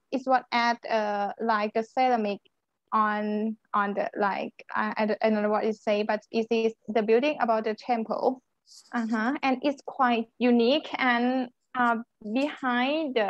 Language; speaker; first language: English; non-native, learner; Thai